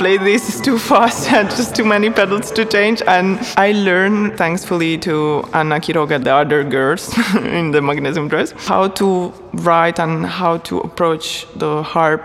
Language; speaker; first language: English; non-native, fluent; Italian